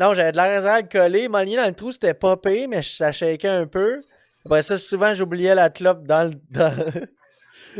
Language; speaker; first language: French; native; French